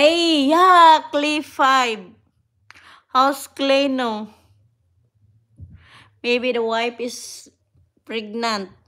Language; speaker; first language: English; non-native, local second language; Cebuano